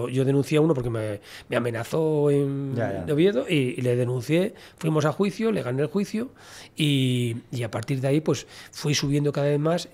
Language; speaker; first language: Spanish; native; Spanish